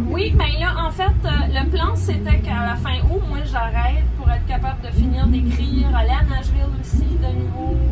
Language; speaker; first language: French; native; French